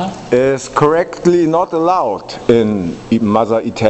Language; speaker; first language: English; non-native, learner; German